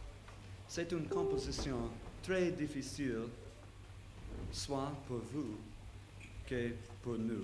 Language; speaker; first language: French; non-native, learner; English